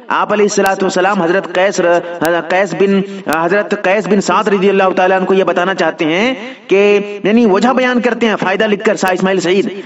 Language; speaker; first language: Urdu; native; Urdu